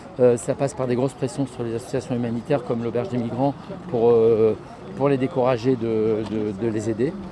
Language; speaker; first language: French; native; French